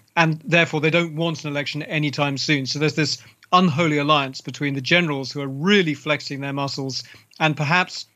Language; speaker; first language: English; native; English